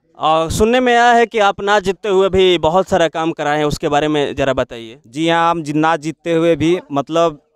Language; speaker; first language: Hindi; native; Hindi